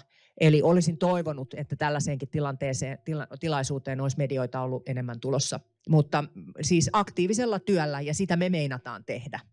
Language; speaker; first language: Finnish; native; Finnish